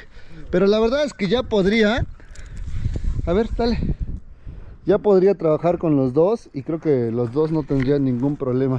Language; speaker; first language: Spanish; native; Spanish